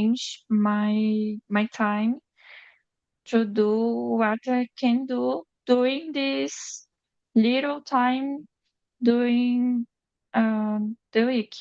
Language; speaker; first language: English; non-native, learner; Portuguese